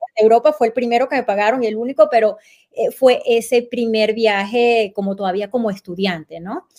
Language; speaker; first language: Spanish; native; Spanish